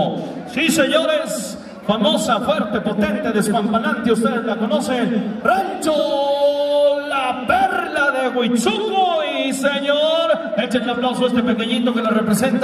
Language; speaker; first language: Spanish; native; Spanish